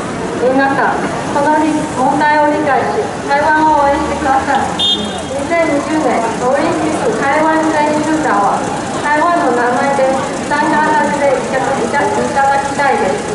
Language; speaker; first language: Japanese; non-native, learner; Chinese